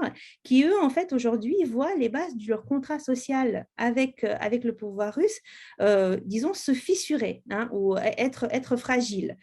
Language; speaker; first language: French; native; French